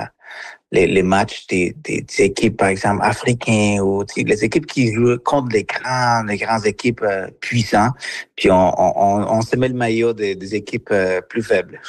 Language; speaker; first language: French; non-native, fluent; Spanish